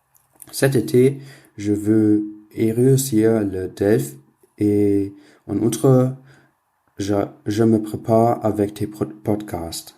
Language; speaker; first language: French; non-native, learner; German